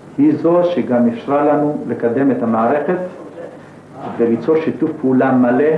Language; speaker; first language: Hebrew; native; Hebrew